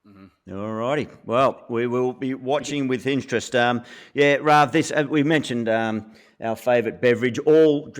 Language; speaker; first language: English; native; English